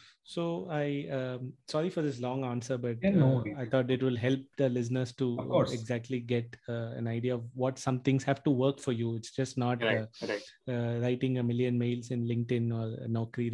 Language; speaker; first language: English; non-native, local second language; Tamil